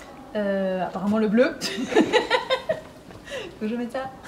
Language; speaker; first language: French; native; French